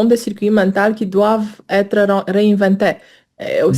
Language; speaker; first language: French; non-native, fluent; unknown